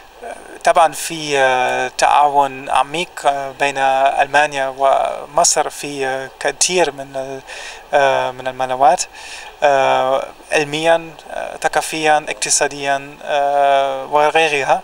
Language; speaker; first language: Arabic; non-native, fluent; German